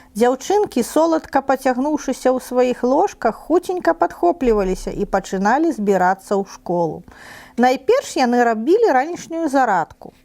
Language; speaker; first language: Belarusian; non-native, local second language; Russian